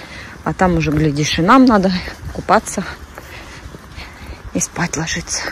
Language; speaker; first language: Russian; native; Russian